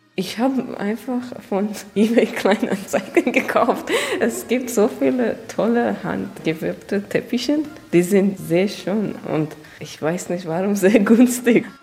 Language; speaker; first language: German; non-native, learner; Persian